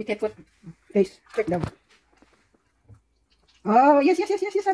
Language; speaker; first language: English; non-native, local second language; Filipino